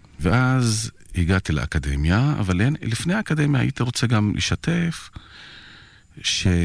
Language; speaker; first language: Hebrew; non-native, local second language; Arabic